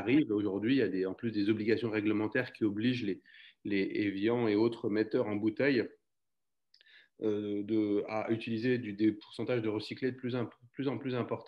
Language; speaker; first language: French; native; French